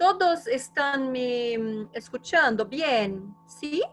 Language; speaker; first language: Spanish; non-native, fluent; Portuguese